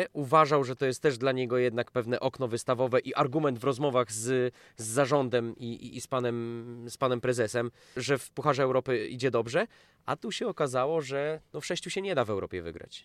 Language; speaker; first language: Polish; native; Polish